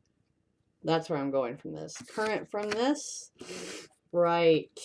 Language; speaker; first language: English; native; English